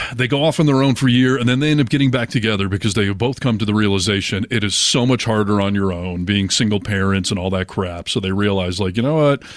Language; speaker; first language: English; native; English